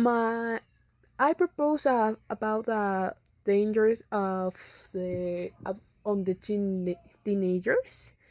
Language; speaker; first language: English; non-native, learner; Spanish